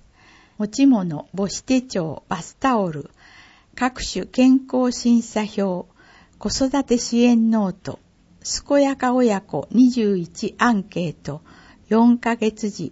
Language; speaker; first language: Japanese; native; Japanese